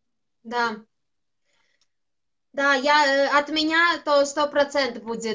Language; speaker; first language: Russian; non-native, local second language; Latvian